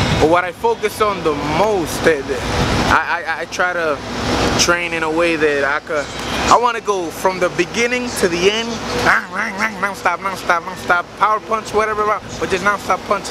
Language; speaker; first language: English; early bilingual, other home language; Spanish